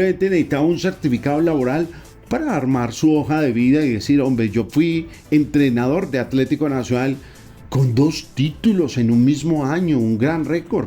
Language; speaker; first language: Spanish; native; Spanish